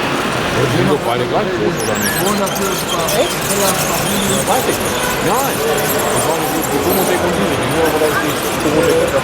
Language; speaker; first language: German; native; German